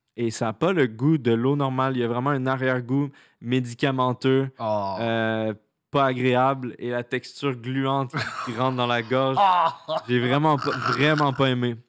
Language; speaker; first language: French; native; French